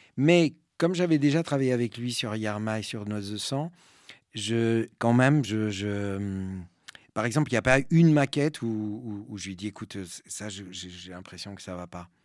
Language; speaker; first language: French; early bilingual, other home language; Spanish